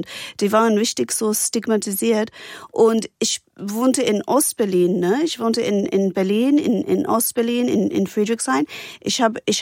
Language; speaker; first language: German; non-native, fluent; English